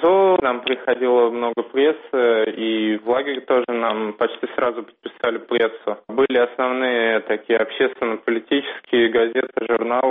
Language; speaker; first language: Russian; native; Russian